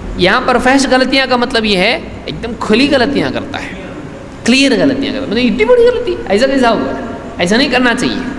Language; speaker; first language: Urdu; native; Urdu